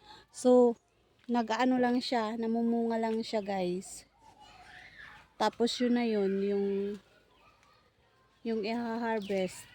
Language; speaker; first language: Filipino; native; Filipino